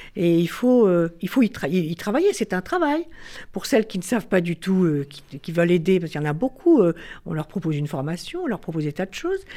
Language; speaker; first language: French; native; French